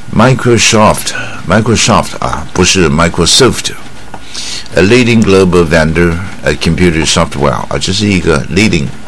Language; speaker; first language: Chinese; native; Chinese